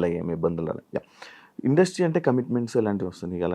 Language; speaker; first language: Telugu; native; Telugu